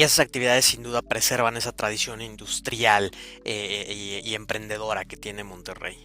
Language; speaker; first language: Spanish; native; Spanish